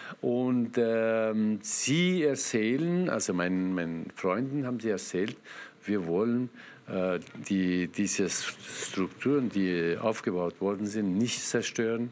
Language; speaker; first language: German; non-native, fluent; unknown